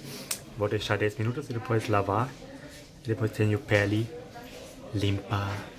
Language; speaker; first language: Portuguese; non-native, fluent; German